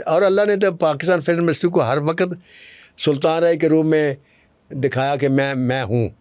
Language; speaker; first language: Urdu; non-native, local second language; Punjabi